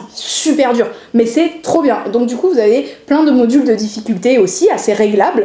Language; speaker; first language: French; native; French